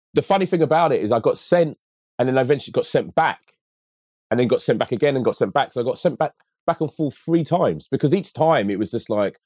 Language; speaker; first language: English; early bilingual, other home language; Akan